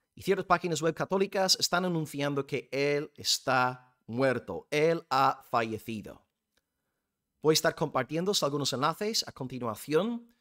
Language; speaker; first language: Spanish; non-native, fluent; English